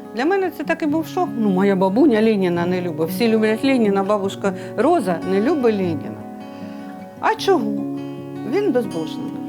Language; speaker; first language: Ukrainian; native; Ukrainian